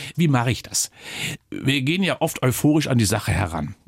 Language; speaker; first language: German; native; German